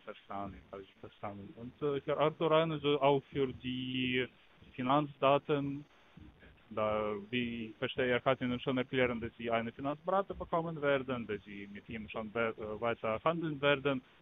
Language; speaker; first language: German; non-native, learner; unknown